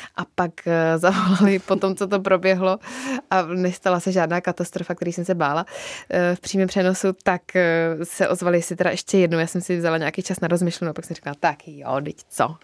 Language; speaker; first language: Czech; native; Czech